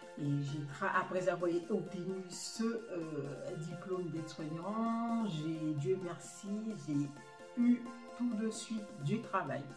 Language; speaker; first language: French; non-native, local second language; Haitian Creole